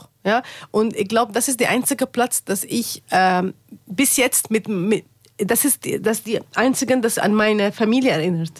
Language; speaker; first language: German; non-native, learner; Arabic